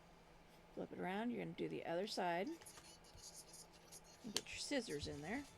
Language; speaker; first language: English; native; English